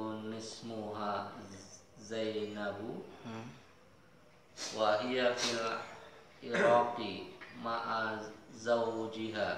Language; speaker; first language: Arabic; non-native, learner; Indonesian